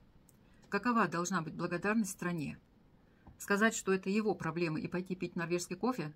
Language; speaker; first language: Russian; native; Russian